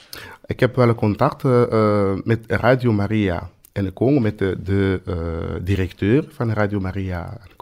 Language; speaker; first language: Dutch; non-native, fluent; Swahili